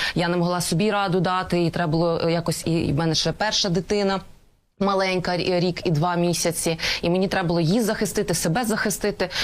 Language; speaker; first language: Ukrainian; non-native, local second language; Russian